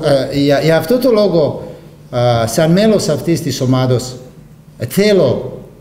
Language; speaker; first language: Greek; non-native, fluent; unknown